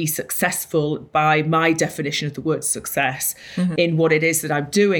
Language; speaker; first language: English; native; English